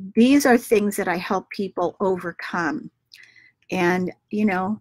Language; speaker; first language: English; native; English